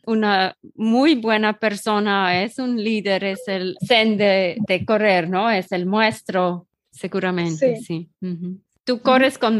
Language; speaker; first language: Spanish; non-native, learner; German